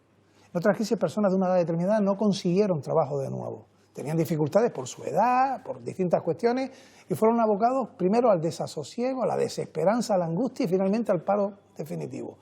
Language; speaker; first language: Spanish; native; Spanish